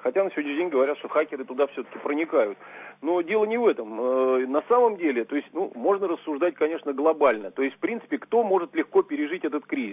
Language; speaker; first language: Russian; native; Russian